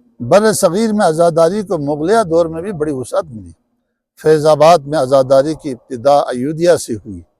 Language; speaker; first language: Urdu; non-native, local second language; Balti